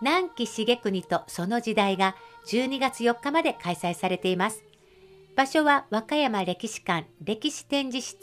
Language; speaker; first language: Japanese; native; Japanese